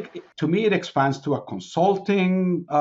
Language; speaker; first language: English; non-native, fluent; Spanish